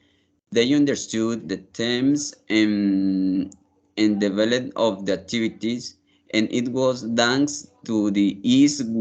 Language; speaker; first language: English; non-native, learner; Spanish